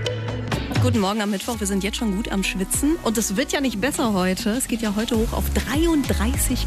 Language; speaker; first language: German; native; German